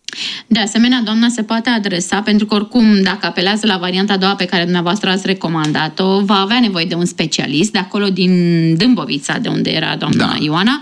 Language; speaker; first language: Romanian; native; Romanian